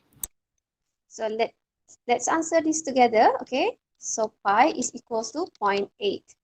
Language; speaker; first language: English; non-native, local second language; Malay